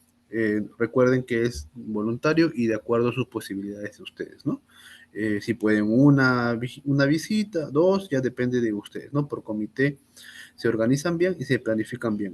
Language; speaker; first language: Spanish; native; Spanish